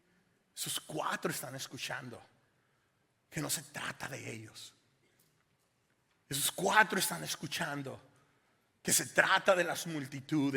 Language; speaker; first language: Spanish; native; Spanish